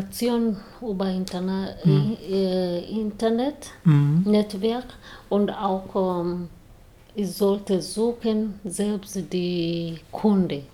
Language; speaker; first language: German; non-native, learner; Swahili